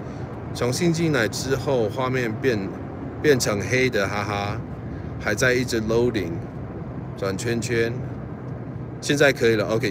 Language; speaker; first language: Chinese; non-native, fluent; English